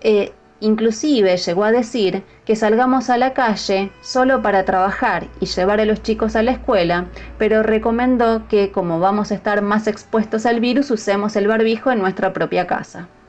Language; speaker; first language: Spanish; native; Spanish